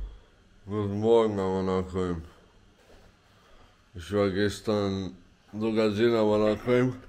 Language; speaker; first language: German; early bilingual, other home language; Albanian